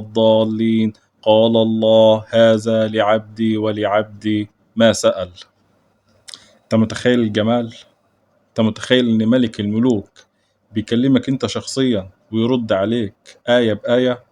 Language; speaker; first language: Arabic; native; Arabic